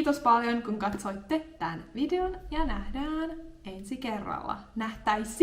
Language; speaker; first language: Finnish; native; Finnish